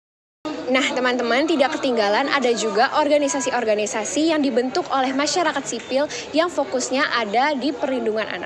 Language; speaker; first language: Indonesian; native; Indonesian